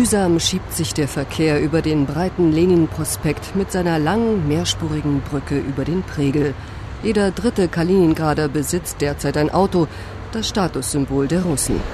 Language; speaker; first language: German; native; German